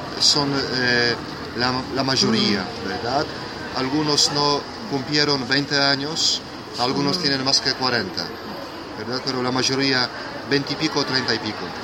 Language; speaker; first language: Spanish; non-native, fluent; Polish